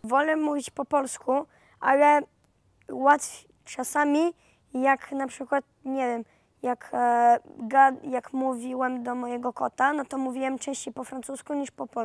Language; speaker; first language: Polish; early bilingual, heritage; Polish